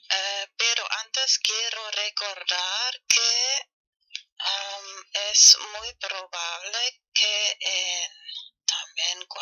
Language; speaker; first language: Spanish; non-native, fluent; German